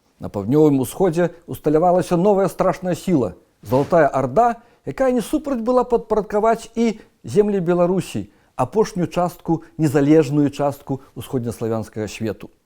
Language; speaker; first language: Belarusian; native; Belarusian